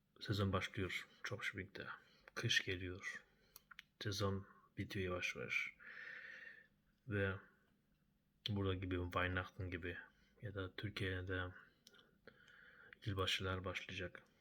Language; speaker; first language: Turkish; early bilingual, heritage; Turkish